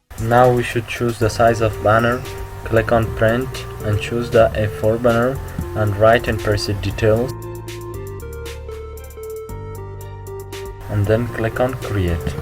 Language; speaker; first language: English; non-native, fluent; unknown